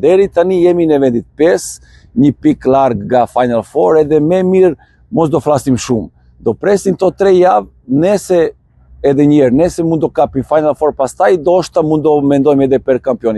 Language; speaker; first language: Albanian; non-native, learner; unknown